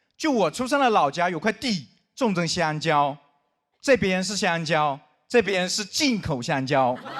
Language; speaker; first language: Chinese; non-native, local second language; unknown